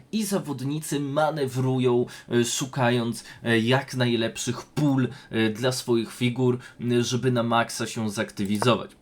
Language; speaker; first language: Polish; native; Polish